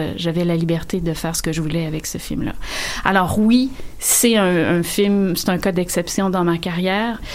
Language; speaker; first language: French; native; French